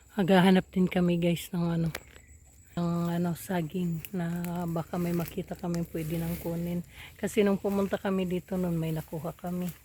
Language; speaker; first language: Filipino; non-native, local second language; Waray